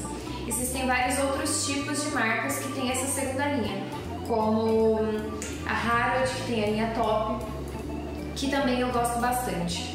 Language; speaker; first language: Portuguese; native; Portuguese